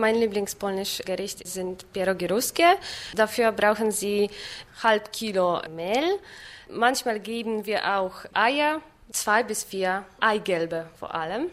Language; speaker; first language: German; non-native, learner; Polish